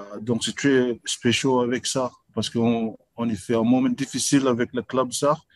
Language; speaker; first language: French; non-native, learner; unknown